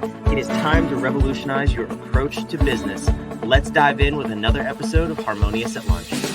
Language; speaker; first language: English; native; English